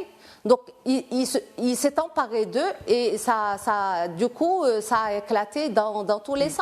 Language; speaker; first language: French; non-native, local second language; Arabic